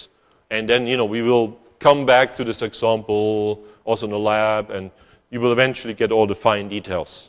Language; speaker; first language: English; non-native, fluent; German